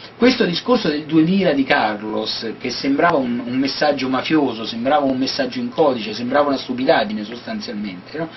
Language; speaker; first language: Italian; native; Italian